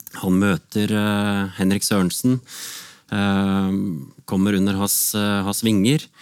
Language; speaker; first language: Norwegian; native; Norwegian